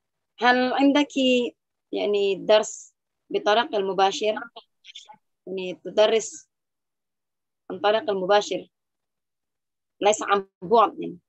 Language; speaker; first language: Arabic; non-native, fluent; Indonesian